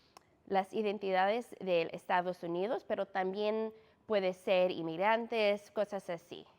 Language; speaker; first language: Spanish; non-native, fluent; English